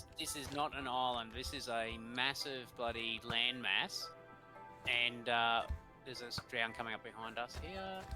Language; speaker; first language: English; native; English